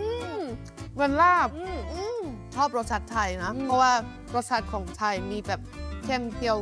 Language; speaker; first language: Thai; non-native, fluent; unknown